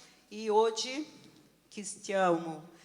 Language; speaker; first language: Italian; non-native, learner; Portuguese